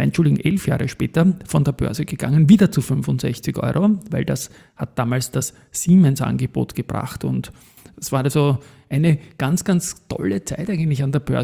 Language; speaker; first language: German; native; German